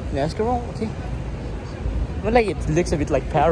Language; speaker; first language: English; non-native, learner; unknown